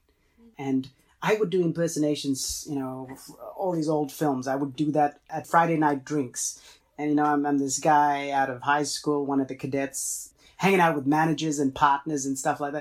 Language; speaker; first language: English; non-native, fluent; Tamil